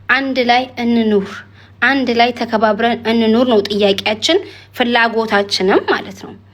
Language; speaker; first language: Amharic; non-native, local second language; Oromo